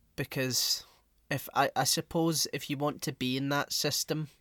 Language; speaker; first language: English; native; English